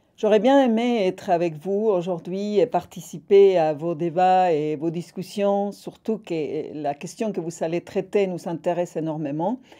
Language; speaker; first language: French; non-native, fluent; Spanish